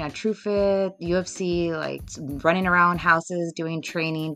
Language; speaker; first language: English; native; English